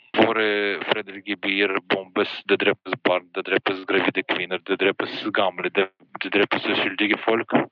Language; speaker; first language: Norwegian; non-native, fluent; Ukrainian